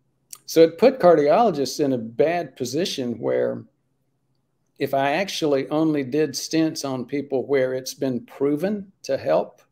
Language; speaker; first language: English; native; English